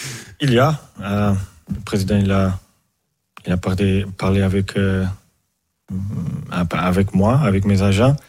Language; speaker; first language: French; non-native, fluent; Portuguese